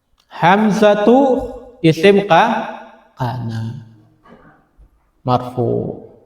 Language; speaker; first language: Arabic; non-native, fluent; Indonesian